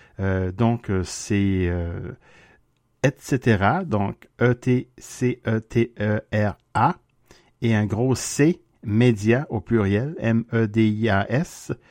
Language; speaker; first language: French; native; French